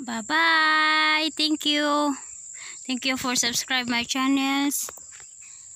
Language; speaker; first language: English; non-native, learner; Filipino